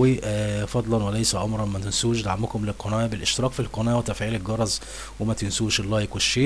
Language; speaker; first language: Arabic; native; Arabic